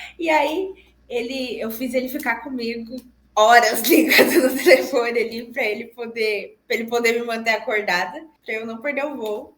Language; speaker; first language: Portuguese; native; Portuguese